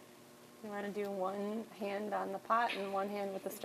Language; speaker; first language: English; native; English